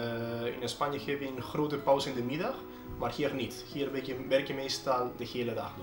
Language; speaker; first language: Dutch; non-native, fluent; Spanish